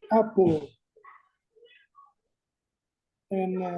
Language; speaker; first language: English; non-native, learner; Vietnamese